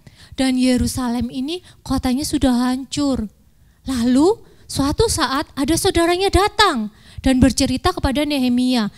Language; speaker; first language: Indonesian; native; Indonesian